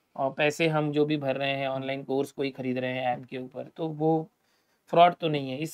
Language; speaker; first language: Hindi; non-native, local second language; Marathi